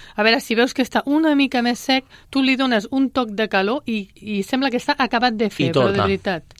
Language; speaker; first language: Catalan; native; Catalan